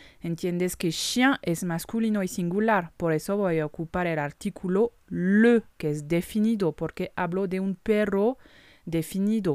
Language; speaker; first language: Spanish; non-native, fluent; French